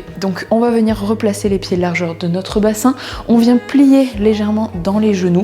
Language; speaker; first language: French; native; French